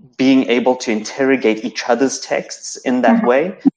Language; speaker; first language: English; native; English